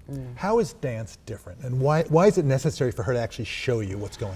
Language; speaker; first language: English; native; English